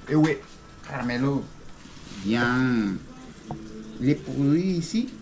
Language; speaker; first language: French; non-native, learner; Spanish